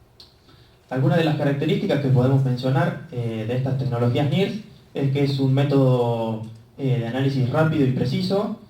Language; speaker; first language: Spanish; native; Spanish